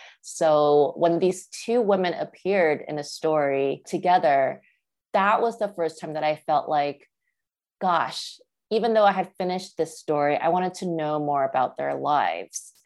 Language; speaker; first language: English; early bilingual, other home language; Chinese